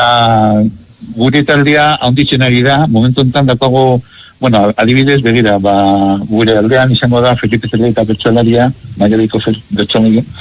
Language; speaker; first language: Basque; non-native, local second language; Spanish